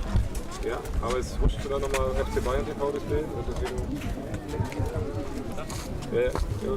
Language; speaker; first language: German; native; German